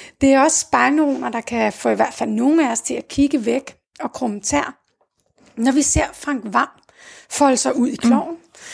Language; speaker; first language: Danish; native; Danish